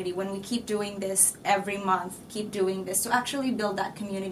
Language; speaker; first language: English; non-native, local second language; Filipino